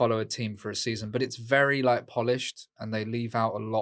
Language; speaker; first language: English; native; English